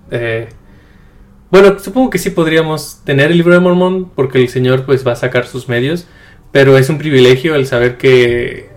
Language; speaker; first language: Spanish; early bilingual, heritage; Spanish